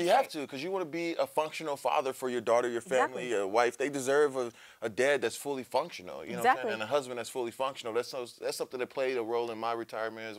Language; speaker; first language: English; native; English